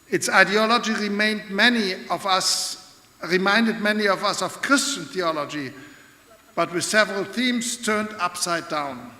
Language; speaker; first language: English; non-native, fluent; German